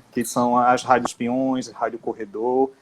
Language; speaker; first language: Portuguese; native; Portuguese